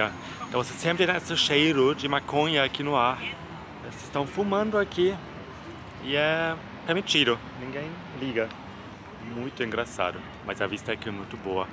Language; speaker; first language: Portuguese; non-native, fluent; German